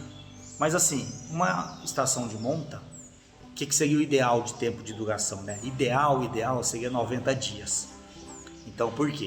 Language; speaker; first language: Portuguese; native; Portuguese